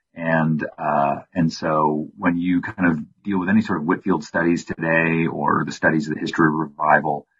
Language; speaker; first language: English; native; English